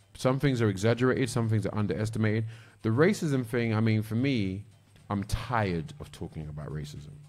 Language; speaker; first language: English; native; English